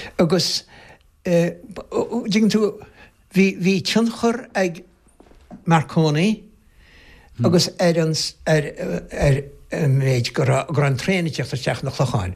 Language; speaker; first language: Irish; native; Irish